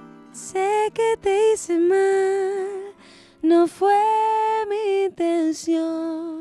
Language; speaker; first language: Spanish; native; Spanish